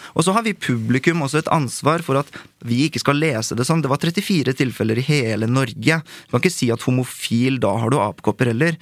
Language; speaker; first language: Norwegian; early bilingual, other home language; Korean